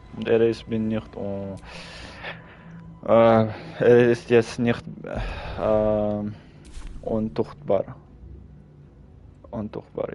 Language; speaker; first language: German; non-native, learner; Russian